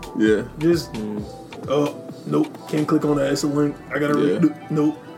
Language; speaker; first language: English; native; English